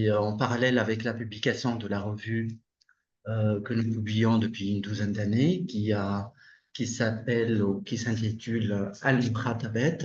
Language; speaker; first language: French; non-native, local second language; Arabic